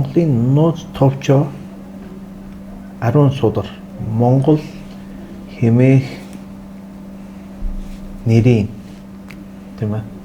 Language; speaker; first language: Mongolian; non-native, fluent; Turkish